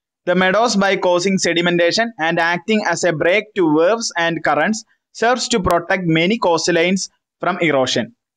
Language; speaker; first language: English; non-native, local second language; Malayalam